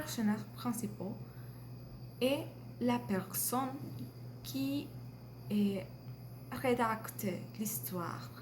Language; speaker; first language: French; non-native, learner; Spanish